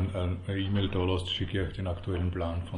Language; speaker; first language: German; native; German